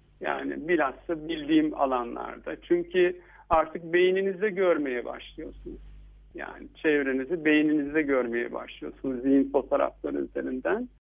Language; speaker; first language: Turkish; native; Turkish